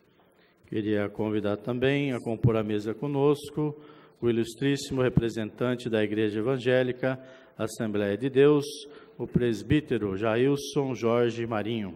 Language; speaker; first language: Portuguese; native; Portuguese